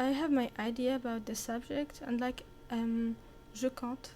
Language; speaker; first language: English; non-native, learner; Arabic